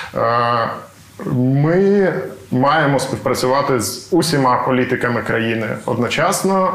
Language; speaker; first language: Ukrainian; native; Ukrainian